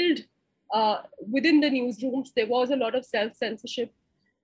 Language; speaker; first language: English; non-native, local second language; Hindi